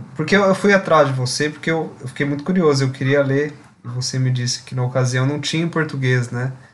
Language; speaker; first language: Portuguese; native; Portuguese